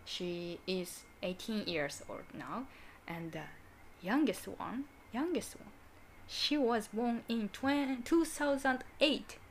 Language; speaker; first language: English; non-native, learner; Japanese